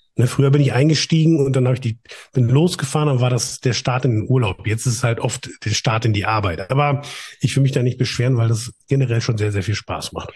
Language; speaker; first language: German; native; German